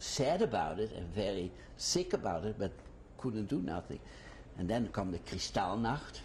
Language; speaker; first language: English; non-native, fluent; Dutch